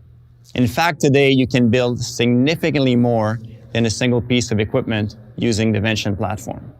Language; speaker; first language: English; non-native, local second language; French